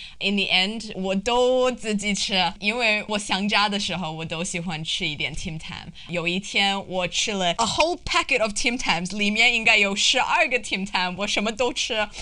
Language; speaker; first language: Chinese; non-native, fluent; English